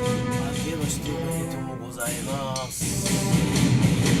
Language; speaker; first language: Japanese; non-native, fluent; English